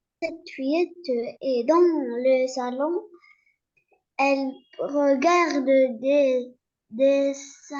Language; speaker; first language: French; non-native, learner; Arabic